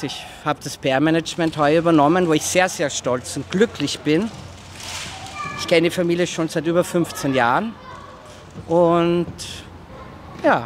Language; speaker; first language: German; native; German